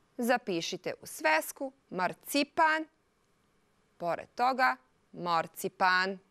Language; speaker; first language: Serbian; non-native, local second language; Hungarian